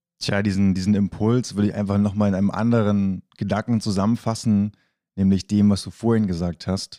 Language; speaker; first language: German; native; German